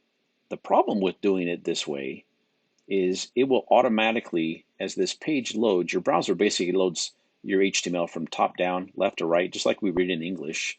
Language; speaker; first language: English; native; English